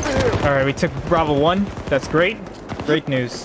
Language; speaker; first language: English; native; English